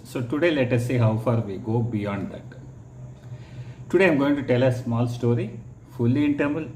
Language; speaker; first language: English; non-native, local second language; Tamil